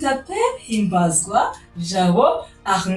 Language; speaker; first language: French; non-native, local second language; Kinyarwanda